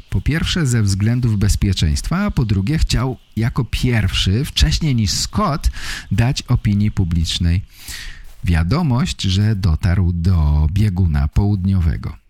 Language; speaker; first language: Polish; native; Polish